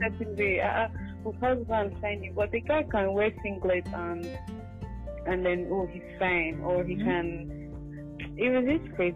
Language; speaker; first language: English; non-native, local second language; Yoruba